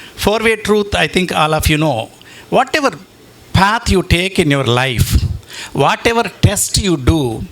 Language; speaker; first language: English; non-native, local second language; Telugu